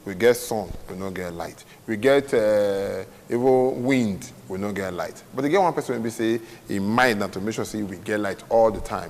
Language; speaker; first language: English; non-native, local second language; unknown